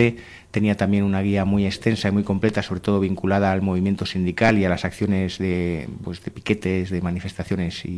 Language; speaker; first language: Spanish; native; Spanish